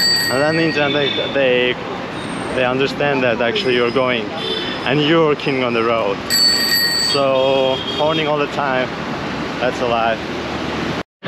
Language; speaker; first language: English; non-native, fluent; Russian